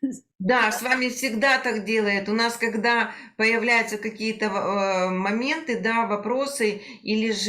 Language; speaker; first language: Russian; native; Russian